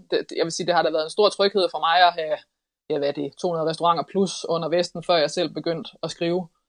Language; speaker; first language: Danish; native; Danish